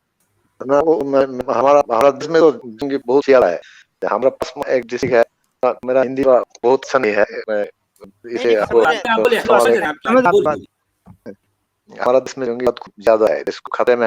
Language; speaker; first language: Hindi; non-native, learner; Bangla